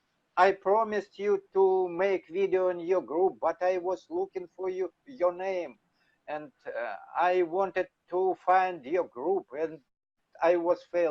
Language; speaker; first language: English; non-native, learner; Russian